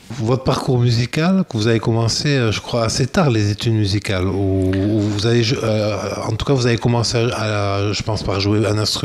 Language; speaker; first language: French; native; French